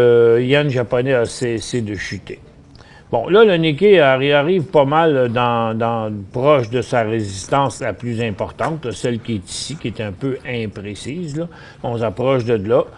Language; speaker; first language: French; native; French